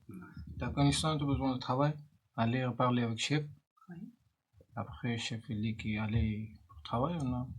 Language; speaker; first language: French; non-native, learner; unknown